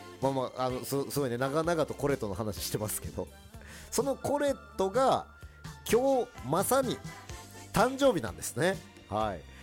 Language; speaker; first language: Japanese; early bilingual, other home language; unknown